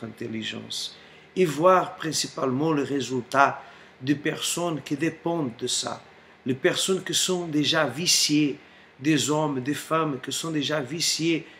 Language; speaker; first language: French; non-native, fluent; Portuguese